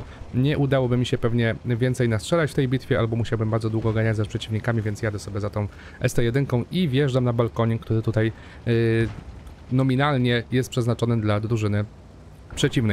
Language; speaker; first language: Polish; native; Polish